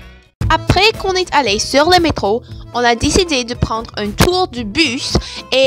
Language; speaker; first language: French; non-native, learner; English